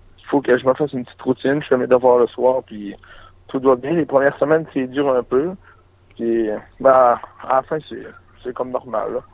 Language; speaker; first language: French; native; French